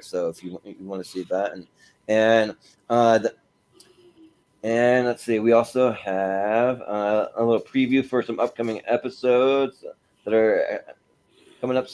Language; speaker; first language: English; native; English